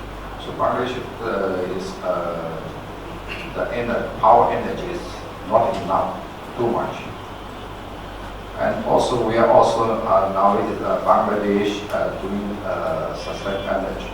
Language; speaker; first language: English; non-native, learner; Chinese